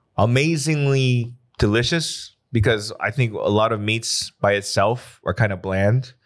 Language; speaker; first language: English; native; English